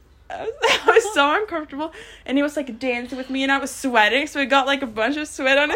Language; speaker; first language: English; non-native, fluent; Swedish